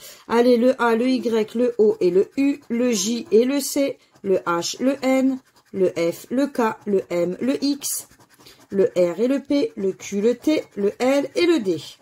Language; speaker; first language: French; native; French